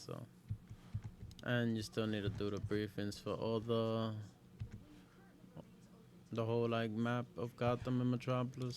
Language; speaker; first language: English; native; English